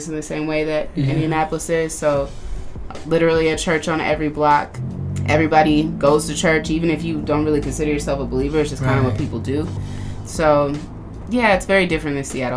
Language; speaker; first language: English; native; English